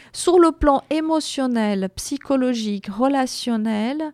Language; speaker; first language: French; non-native, fluent; Portuguese